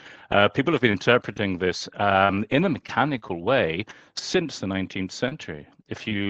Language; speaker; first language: English; native; English